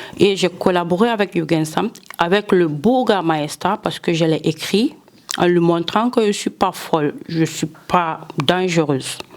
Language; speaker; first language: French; non-native, local second language; Fula